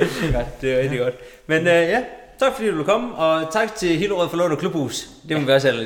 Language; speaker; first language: Danish; native; Danish